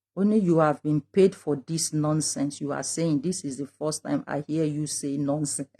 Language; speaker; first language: English; non-native, local second language; Yoruba